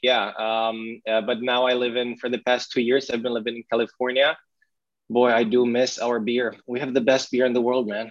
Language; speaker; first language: English; non-native, fluent; Czech